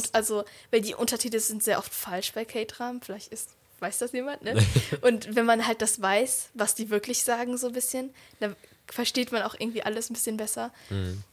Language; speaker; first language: German; native; German